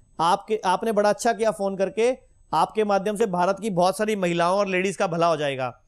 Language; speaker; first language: Hindi; native; Hindi